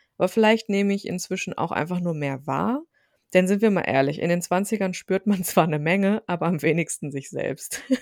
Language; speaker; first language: German; early bilingual, other home language; Turkish